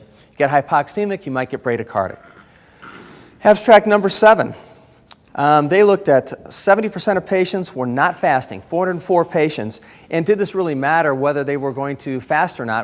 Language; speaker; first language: English; native; English